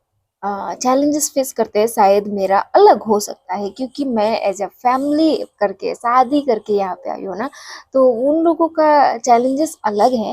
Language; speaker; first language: Hindi; non-native, local second language; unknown